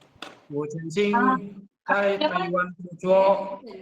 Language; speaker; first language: Chinese; non-native, learner; Indonesian